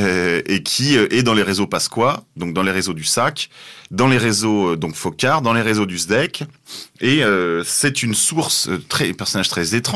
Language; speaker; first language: French; native; French